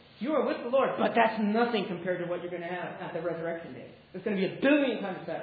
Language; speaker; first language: English; native; English